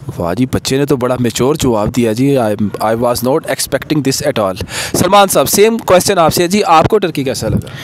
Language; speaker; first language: Urdu; native; Urdu